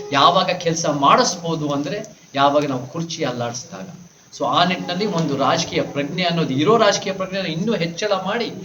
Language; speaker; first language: Kannada; early bilingual, heritage; Kannada